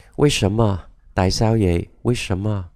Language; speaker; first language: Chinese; non-native, fluent; Vietnamese